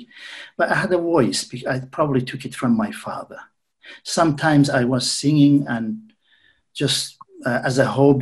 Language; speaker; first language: English; non-native, fluent; Central Kurdish